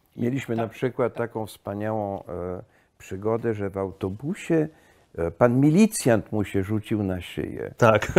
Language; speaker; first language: Polish; early bilingual, heritage; Polish